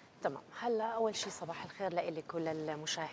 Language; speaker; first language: Arabic; native; Arabic